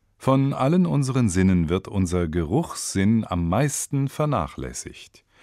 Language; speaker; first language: German; native; German